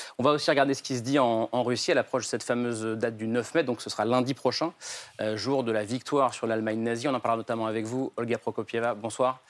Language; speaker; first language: French; native; French